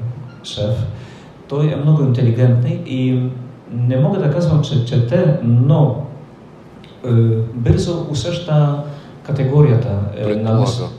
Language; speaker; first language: Bulgarian; non-native, fluent; Polish